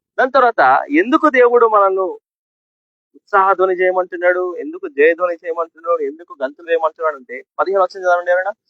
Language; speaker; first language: Telugu; non-native, local second language; Kannada